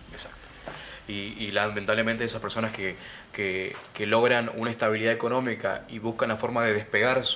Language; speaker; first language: Spanish; native; Spanish